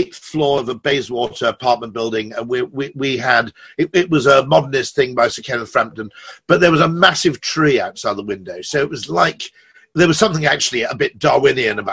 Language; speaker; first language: English; native; English